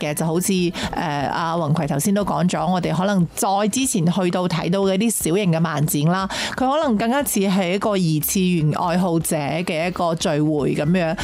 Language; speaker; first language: Chinese; native; Chinese